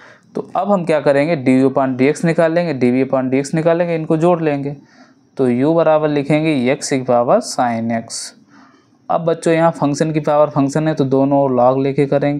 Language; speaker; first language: Hindi; native; Hindi